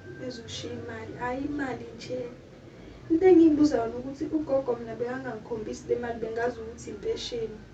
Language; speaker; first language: Zulu; non-native, local second language; Northern Sotho